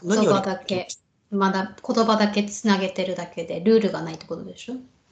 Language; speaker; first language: Japanese; native; Japanese